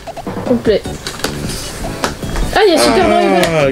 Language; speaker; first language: French; native; French